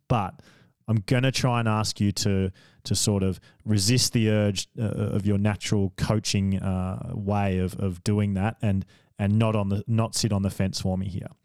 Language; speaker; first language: English; native; English